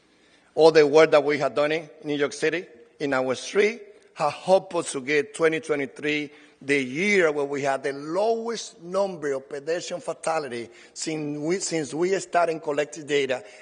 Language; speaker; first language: English; non-native, fluent; Spanish